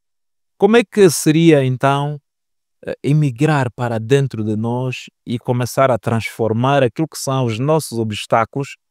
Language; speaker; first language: Portuguese; native; Portuguese